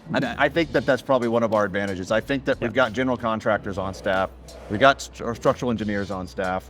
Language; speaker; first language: English; native; English